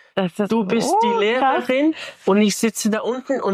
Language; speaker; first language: German; non-native, fluent; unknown